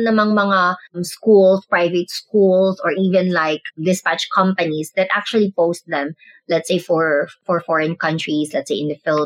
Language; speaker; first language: English; non-native, local second language; Cebuano